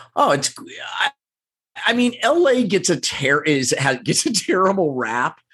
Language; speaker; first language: English; native; English